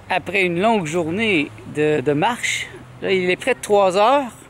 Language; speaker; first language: French; native; French